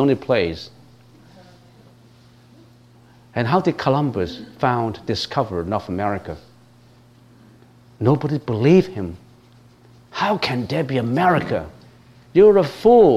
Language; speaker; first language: English; non-native, local second language; Cantonese